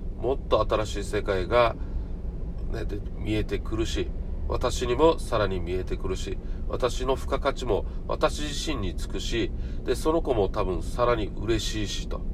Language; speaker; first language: Japanese; native; Japanese